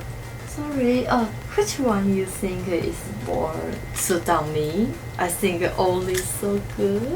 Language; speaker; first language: English; non-native, learner; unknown